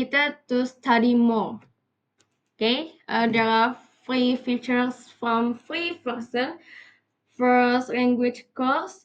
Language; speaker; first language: English; non-native, learner; Indonesian